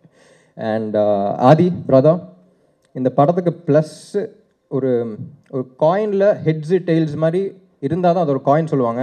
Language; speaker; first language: Tamil; non-native, local second language; Telugu